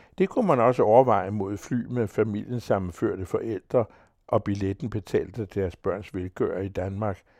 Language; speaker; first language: Danish; native; Danish